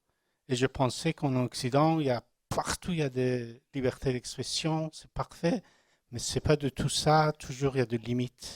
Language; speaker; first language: French; non-native, learner; Persian